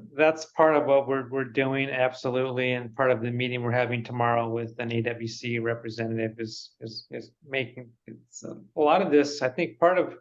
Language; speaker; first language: English; native; English